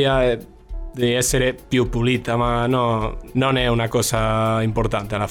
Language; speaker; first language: Italian; non-native, fluent; Spanish